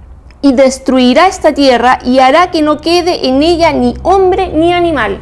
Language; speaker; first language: Spanish; native; Spanish